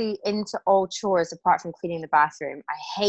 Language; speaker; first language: English; native; English